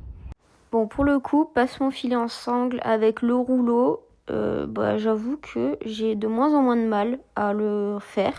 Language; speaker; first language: French; native; French